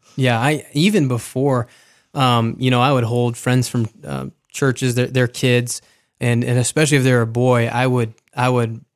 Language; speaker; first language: English; early bilingual, other home language; Spanish